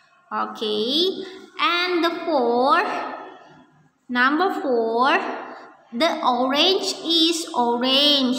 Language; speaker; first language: English; non-native, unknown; Indonesian